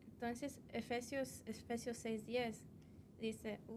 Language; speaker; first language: Spanish; early bilingual, heritage; Spanish